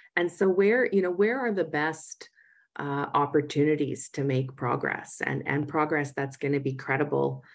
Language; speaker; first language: English; native; English